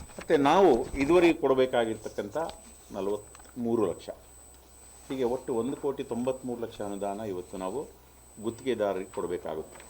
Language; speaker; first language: Kannada; non-native, local second language; Lambadi